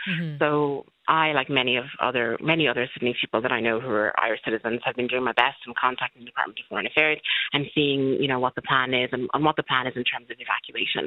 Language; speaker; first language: English; native; English